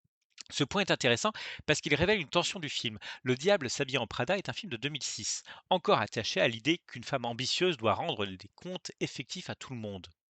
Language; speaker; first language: French; native; French